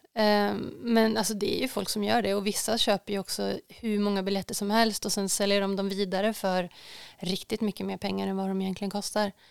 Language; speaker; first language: Swedish; native; Swedish